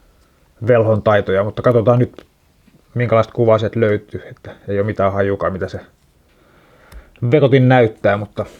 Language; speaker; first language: Finnish; native; Finnish